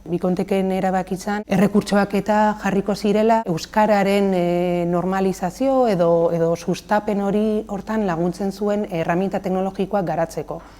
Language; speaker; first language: Basque; native; Basque